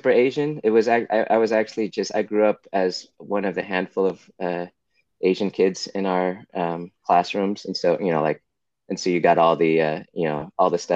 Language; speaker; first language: English; native; English